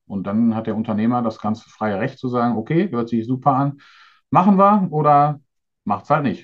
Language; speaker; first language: German; native; German